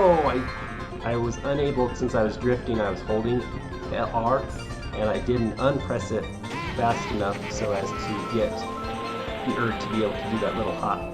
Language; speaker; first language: English; native; English